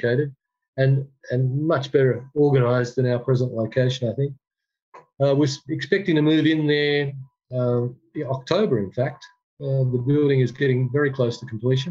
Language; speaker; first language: English; native; English